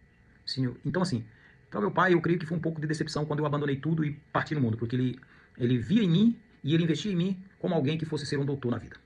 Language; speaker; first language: Portuguese; native; Portuguese